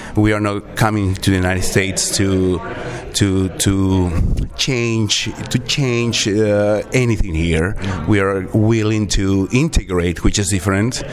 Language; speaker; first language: English; non-native, learner; Spanish